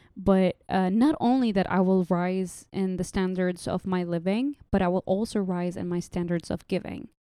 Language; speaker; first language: English; non-native, fluent; Arabic